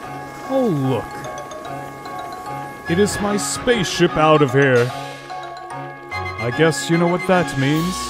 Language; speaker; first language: English; native; English